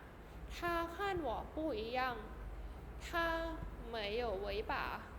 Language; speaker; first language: Chinese; non-native, fluent; Thai